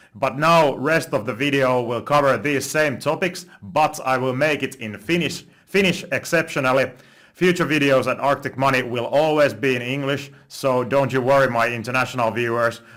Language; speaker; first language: English; non-native, fluent; Finnish